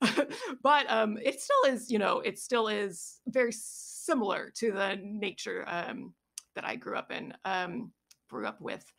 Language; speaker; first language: English; native; English